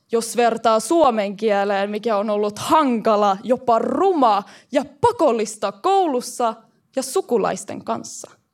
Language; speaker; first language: Finnish; early bilingual, heritage; Finnish